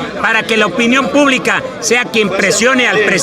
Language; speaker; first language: Spanish; native; Spanish